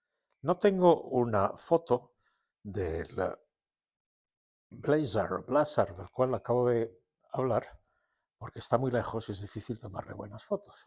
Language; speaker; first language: Spanish; native; Spanish